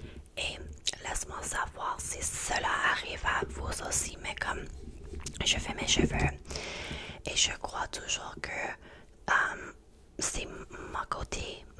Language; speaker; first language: French; non-native, learner; English